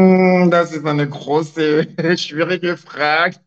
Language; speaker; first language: German; non-native, learner; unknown